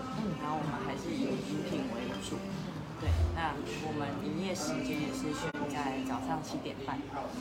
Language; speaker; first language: Chinese; native; Chinese